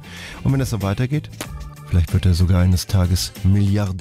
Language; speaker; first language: German; native; German